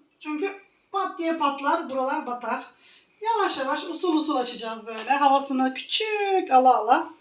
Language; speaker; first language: Turkish; native; Turkish